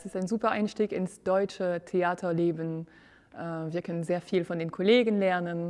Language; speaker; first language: German; non-native, fluent; French